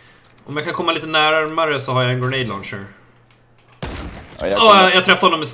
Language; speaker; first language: Swedish; native; Swedish